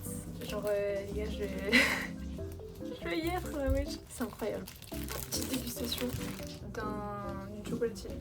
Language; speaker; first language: French; native; French